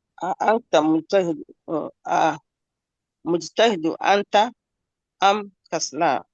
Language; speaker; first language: Arabic; non-native, learner; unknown